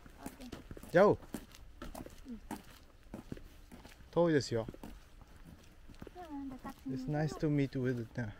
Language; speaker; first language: English; non-native, learner; Japanese